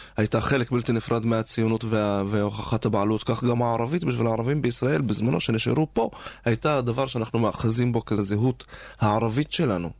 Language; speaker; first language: Hebrew; non-native, local second language; Arabic